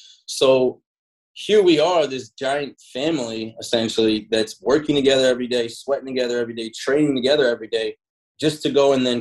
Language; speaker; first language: English; native; English